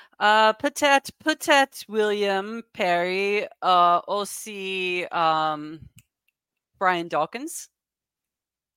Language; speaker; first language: French; non-native, learner; English